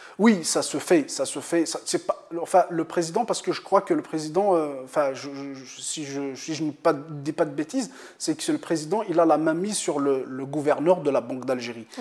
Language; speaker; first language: French; non-native, local second language; Kabyle